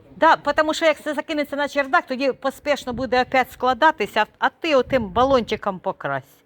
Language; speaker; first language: Ukrainian; native; Ukrainian